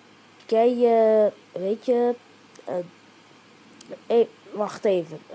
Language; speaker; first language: Dutch; early bilingual, heritage; Dutch